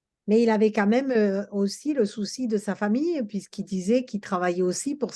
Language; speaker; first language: French; native; French